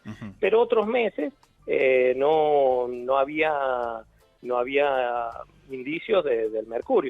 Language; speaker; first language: Spanish; native; Spanish